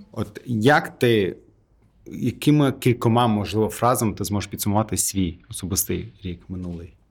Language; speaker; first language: Ukrainian; non-native, fluent; Azerbaijani